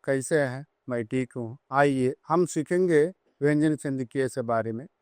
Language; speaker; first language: Hindi; non-native, local second language; Telugu